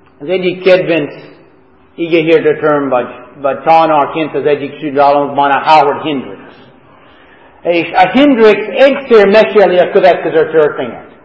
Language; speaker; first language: Hungarian; non-native, fluent; English